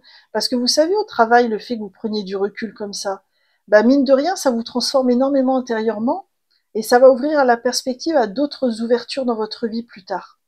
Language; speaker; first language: French; native; French